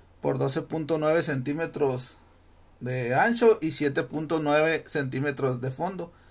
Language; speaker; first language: Spanish; native; Spanish